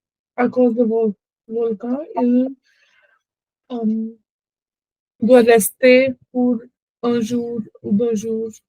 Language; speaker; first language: French; non-native, learner; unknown